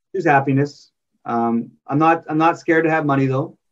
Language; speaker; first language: English; native; English